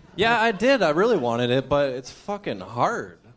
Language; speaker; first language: English; native; English